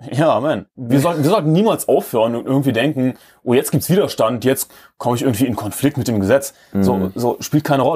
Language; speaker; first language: German; native; German